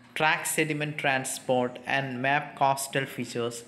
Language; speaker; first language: English; non-native, local second language; Malayalam